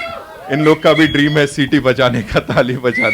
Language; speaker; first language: Hindi; native; Hindi